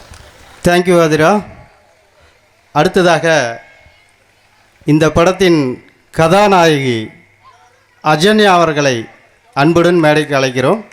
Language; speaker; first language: Tamil; native; Tamil